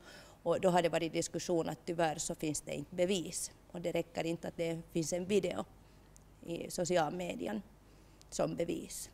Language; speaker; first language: Swedish; non-native, local second language; Finnish